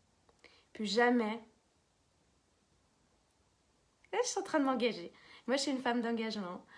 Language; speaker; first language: French; native; French